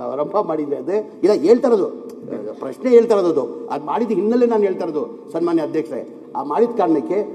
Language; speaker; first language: Kannada; non-native, local second language; Urdu